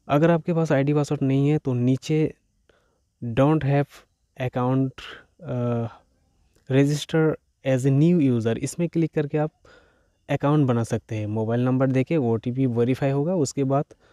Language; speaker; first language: Hindi; non-native, local second language; Bangla